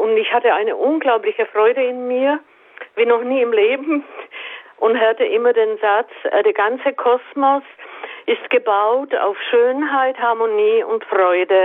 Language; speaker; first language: German; native; German